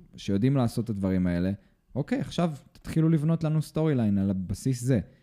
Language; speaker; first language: Hebrew; native; Hebrew